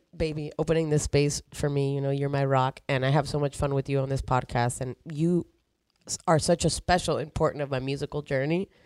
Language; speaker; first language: English; early bilingual, other home language; Spanish